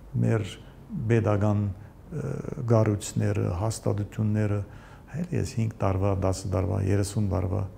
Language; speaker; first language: Armenian; early bilingual, heritage; Armenian